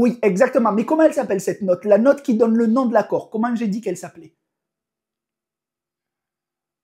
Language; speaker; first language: French; native; French